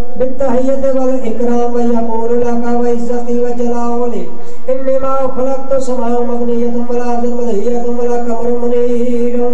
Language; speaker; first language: Urdu; non-native, local second language; Punjabi